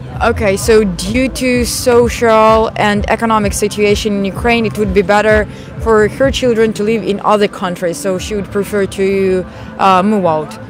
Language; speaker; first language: English; non-native, fluent; Ukrainian